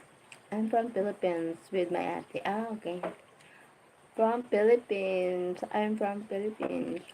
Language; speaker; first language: English; non-native, learner; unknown